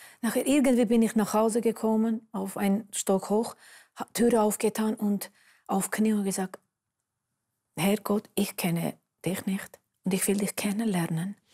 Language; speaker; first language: German; non-native, fluent; Armenian